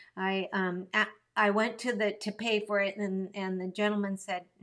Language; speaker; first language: English; early bilingual, other home language; Spanish